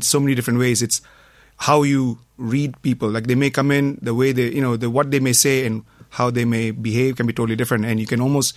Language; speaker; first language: English; non-native, local second language; Tamil